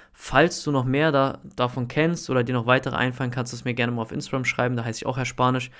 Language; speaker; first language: German; native; German